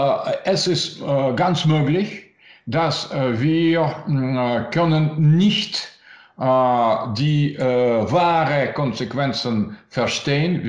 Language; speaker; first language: German; non-native, learner; Russian